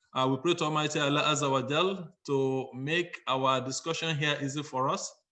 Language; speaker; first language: English; non-native, local second language; Yoruba